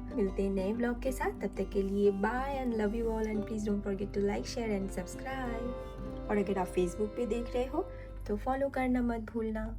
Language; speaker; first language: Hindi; non-native, local second language; Bangla